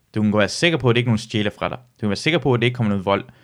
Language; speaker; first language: Danish; native; Danish